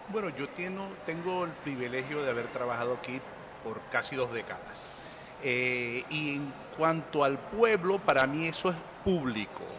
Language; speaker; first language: Spanish; native; Spanish